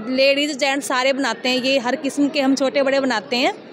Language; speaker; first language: Hindi; native; Hindi